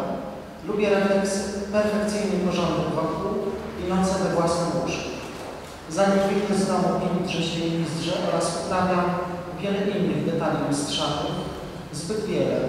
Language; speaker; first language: Polish; native; Polish